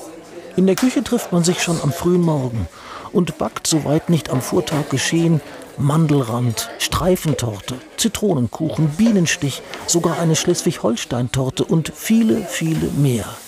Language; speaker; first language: German; native; German